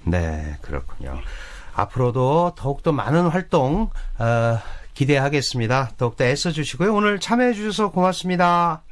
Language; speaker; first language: Korean; native; Korean